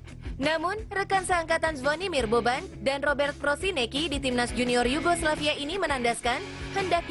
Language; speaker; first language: Indonesian; native; Indonesian